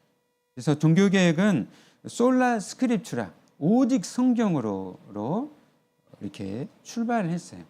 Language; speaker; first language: Korean; native; Korean